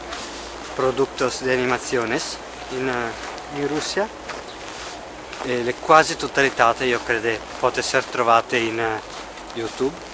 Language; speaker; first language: Italian; non-native, learner; Russian